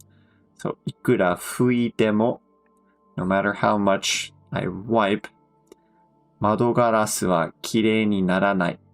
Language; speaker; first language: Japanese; non-native, fluent; English